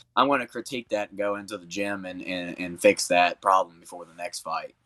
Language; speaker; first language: English; native; English